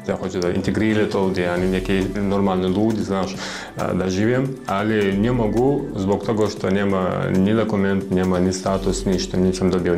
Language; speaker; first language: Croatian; non-native, learner; Chechen